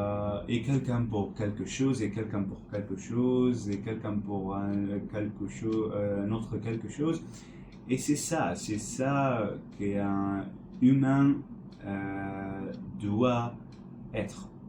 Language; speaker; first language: French; non-native, learner; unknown